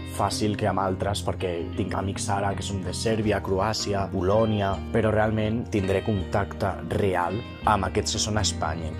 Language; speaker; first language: Catalan; non-native, local second language; Spanish